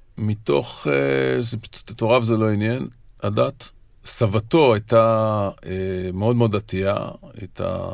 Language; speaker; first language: Hebrew; native; Hebrew